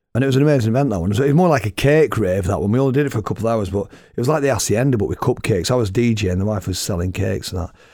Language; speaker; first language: English; native; English